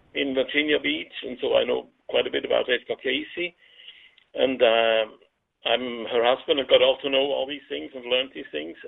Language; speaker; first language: English; non-native, fluent; Swiss German